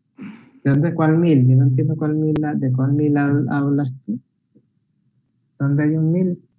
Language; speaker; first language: Spanish; native; Spanish